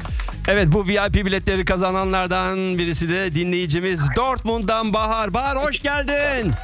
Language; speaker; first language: Turkish; early bilingual, heritage; Turkish